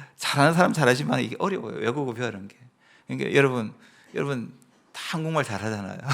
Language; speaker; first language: Korean; native; Korean